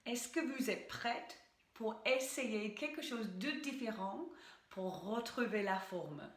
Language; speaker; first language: French; non-native, fluent; English